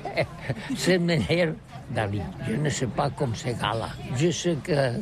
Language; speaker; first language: French; non-native, learner; Catalan